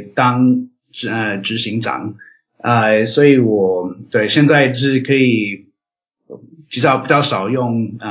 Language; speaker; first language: Chinese; non-native, fluent; English